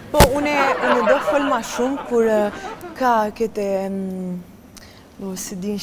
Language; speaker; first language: Albanian; non-native, learner; Romanian